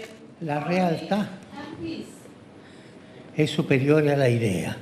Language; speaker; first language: Italian; non-native, fluent; Spanish